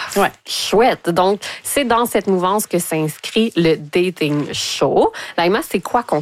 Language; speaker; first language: French; native; French